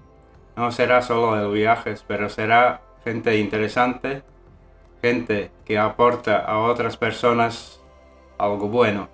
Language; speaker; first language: Spanish; non-native, fluent; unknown